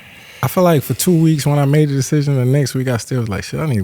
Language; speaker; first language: English; native; English